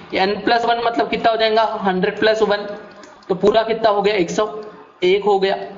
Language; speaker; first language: Hindi; non-native, local second language; Marathi